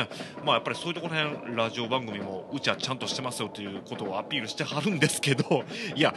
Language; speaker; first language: Japanese; native; Japanese